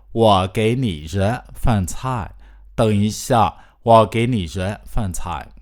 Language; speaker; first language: Chinese; non-native, fluent; Burmese